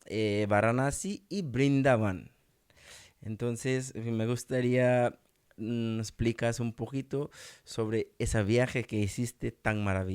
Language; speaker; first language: Spanish; non-native, learner; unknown